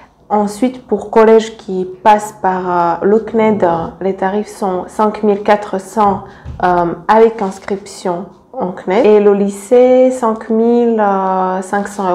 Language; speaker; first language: French; non-native, fluent; Serbian